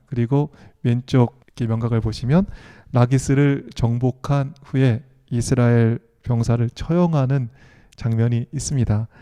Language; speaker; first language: Korean; native; Korean